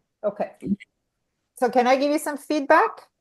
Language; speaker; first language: English; native; English